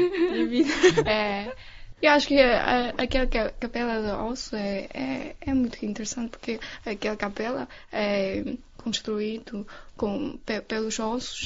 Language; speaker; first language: Portuguese; non-native, learner; Chinese